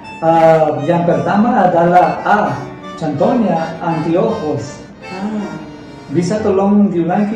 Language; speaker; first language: Indonesian; non-native, learner; Spanish